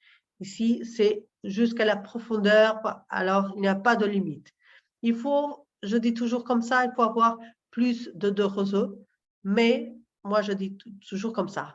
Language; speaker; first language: French; non-native, fluent; Portuguese